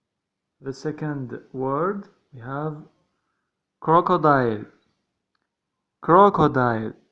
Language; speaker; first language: English; non-native, learner; Arabic